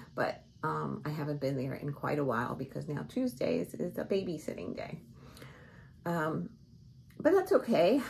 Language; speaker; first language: English; native; English